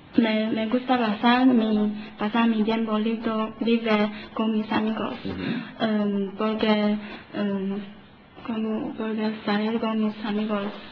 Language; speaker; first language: Spanish; non-native, learner; Chinese